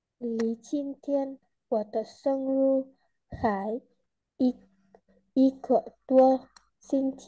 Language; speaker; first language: Chinese; non-native, learner; Vietnamese